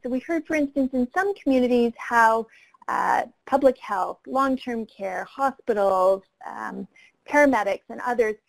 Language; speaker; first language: English; native; English